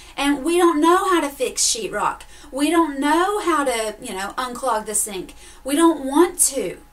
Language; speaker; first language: English; native; English